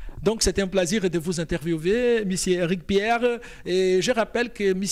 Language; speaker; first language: French; non-native, fluent; Portuguese